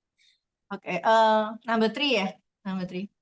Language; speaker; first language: English; non-native, learner; Indonesian